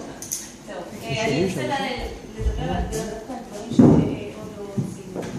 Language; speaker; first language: Hebrew; native; Hebrew